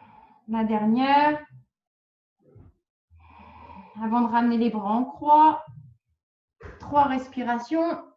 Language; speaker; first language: French; native; French